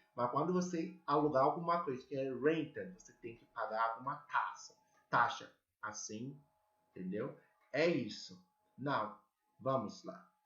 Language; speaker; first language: Portuguese; non-native, learner; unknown